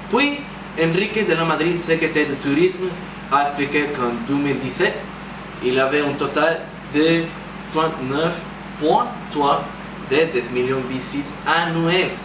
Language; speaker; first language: French; non-native, learner; Spanish